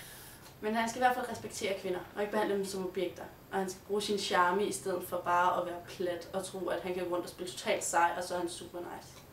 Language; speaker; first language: Danish; native; Danish